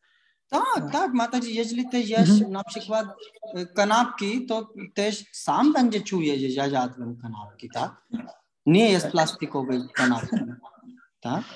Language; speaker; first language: Polish; non-native, learner; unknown